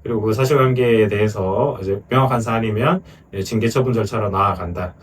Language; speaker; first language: Korean; native; Korean